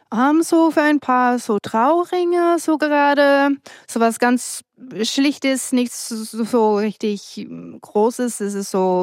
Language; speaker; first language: German; non-native, fluent; English